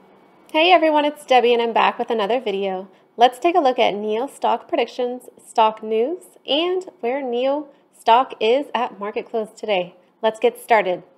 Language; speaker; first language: English; native; English